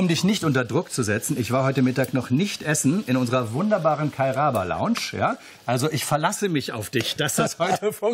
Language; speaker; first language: German; native; German